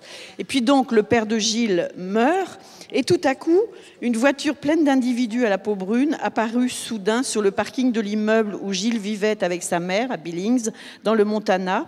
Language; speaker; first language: French; native; French